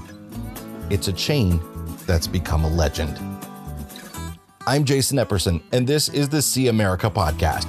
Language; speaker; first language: English; native; English